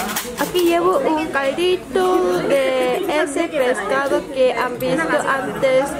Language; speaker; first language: Spanish; non-native, fluent; Korean